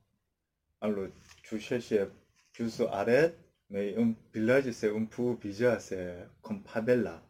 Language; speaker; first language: French; non-native, learner; Korean